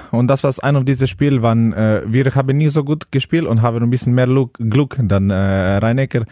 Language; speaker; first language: German; non-native, learner; Slovenian